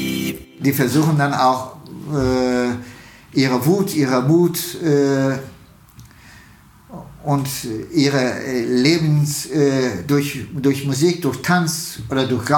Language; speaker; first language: German; non-native, fluent; Turkish